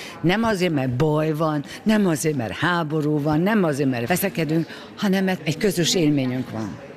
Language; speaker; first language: Hungarian; early bilingual, heritage; Hungarian